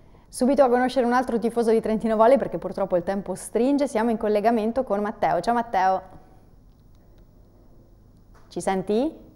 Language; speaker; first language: Italian; native; Italian